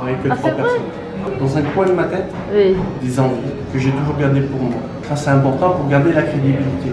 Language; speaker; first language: French; early bilingual, other home language; Korean